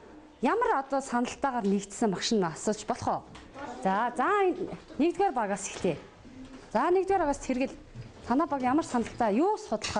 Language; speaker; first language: Mongolian; native; Mongolian